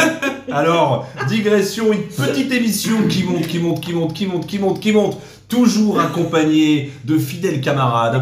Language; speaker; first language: French; native; French